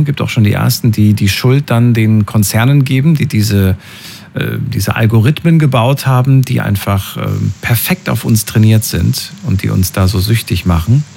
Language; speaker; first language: German; native; German